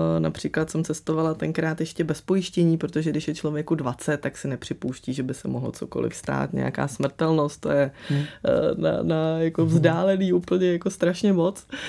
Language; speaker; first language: Czech; early bilingual, other home language; Slovak